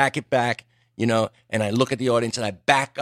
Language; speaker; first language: English; native; English